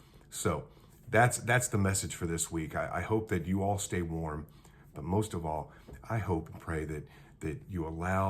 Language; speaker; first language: English; native; English